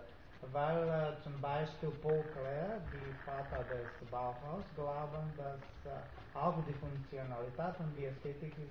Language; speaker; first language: German; non-native, learner; Macedonian